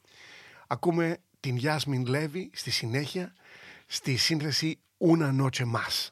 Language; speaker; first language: Greek; native; Greek